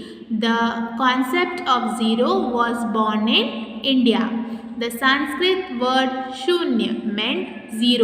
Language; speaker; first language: English; non-native, local second language; Hindi